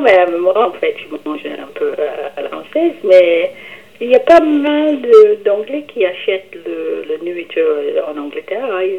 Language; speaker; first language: French; non-native, fluent; English